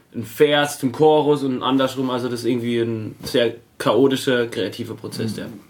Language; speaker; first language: German; native; German